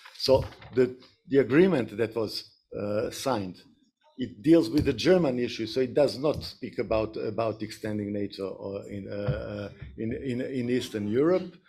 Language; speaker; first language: English; non-native, fluent; Serbian